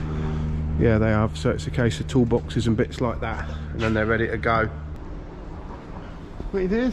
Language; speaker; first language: English; native; English